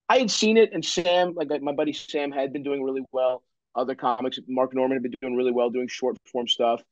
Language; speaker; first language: English; native; English